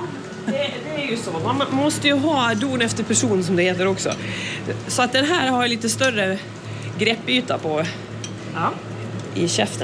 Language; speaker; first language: Swedish; native; Swedish